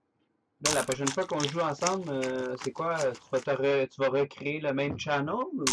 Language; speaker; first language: French; native; French